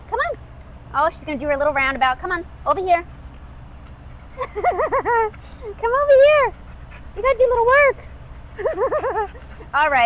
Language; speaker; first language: English; native; English